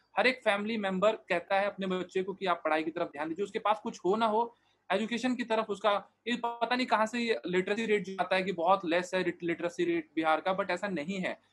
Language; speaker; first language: Hindi; native; Hindi